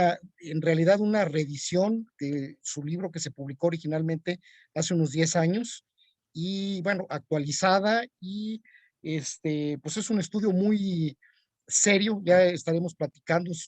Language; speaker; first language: Spanish; native; Spanish